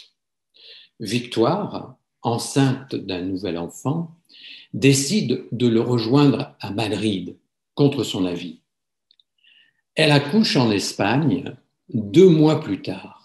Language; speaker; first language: French; native; French